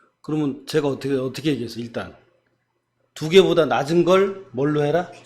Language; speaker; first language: Korean; native; Korean